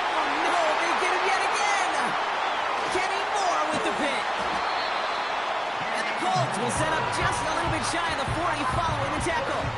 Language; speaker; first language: English; native; English